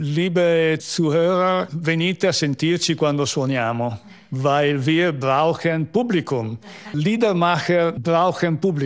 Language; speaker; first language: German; non-native, local second language; Italian